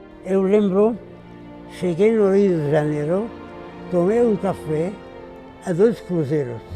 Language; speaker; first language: Portuguese; non-native, fluent; Arabic